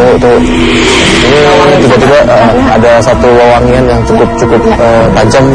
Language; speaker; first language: Indonesian; native; Indonesian